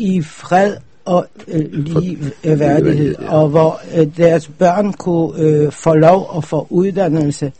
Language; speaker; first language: Danish; non-native, fluent; Polish